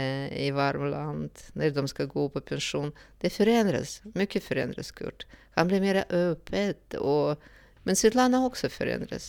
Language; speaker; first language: Swedish; non-native, fluent; Russian